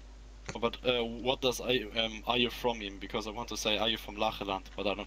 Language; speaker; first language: English; non-native, fluent; German